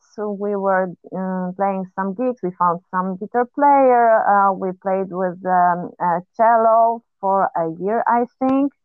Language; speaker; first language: English; non-native, fluent; Polish